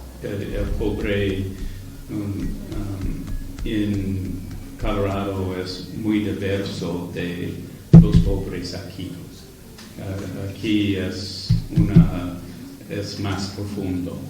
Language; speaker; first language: Spanish; non-native, learner; English